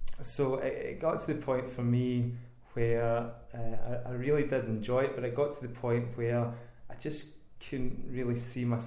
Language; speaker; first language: English; native; English